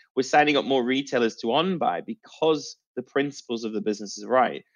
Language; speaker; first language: English; native; English